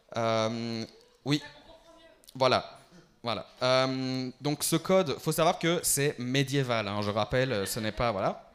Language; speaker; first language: French; early bilingual, other home language; Albanian